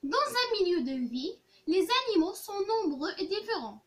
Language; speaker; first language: French; non-native, local second language; Arabic